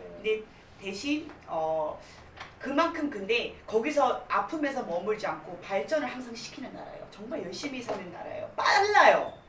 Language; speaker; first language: Korean; early bilingual, heritage; Korean